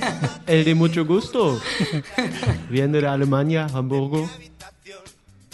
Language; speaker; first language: Spanish; non-native, learner; German